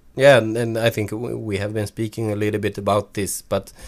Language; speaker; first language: English; non-native, fluent; Swedish